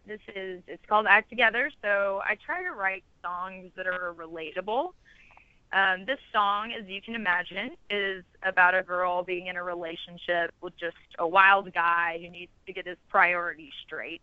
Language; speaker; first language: English; native; English